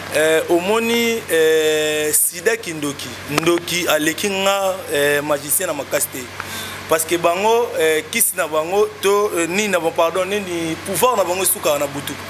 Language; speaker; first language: Lingala; non-native, local second language; Kongo